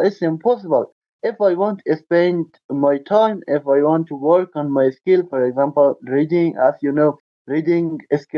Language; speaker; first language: English; non-native, learner; Persian